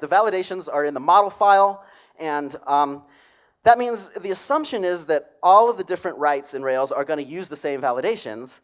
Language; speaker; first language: English; native; English